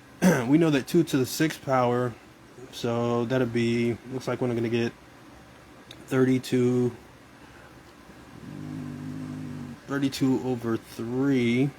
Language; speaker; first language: English; native; English